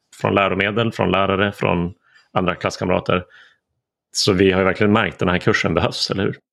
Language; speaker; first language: Swedish; native; Swedish